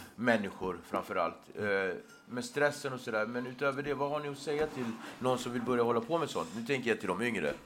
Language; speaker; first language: Swedish; native; Swedish